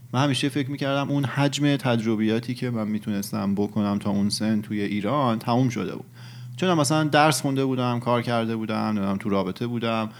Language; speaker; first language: Persian; native; Persian